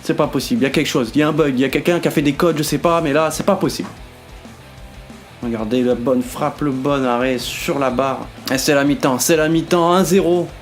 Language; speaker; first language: French; native; French